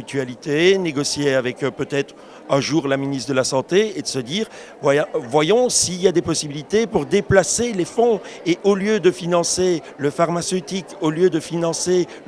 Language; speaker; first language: French; native; French